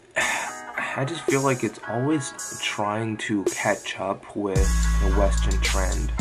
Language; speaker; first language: English; non-native, fluent; Chinese